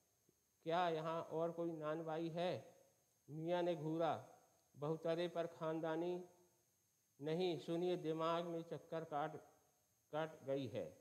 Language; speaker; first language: Hindi; native; Hindi